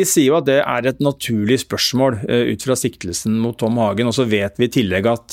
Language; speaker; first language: Norwegian; native; Norwegian